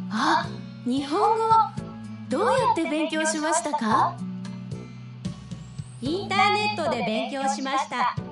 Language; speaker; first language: Japanese; non-native, fluent; Thai